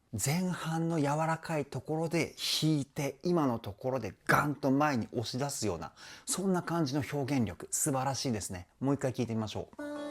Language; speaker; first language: Japanese; native; Japanese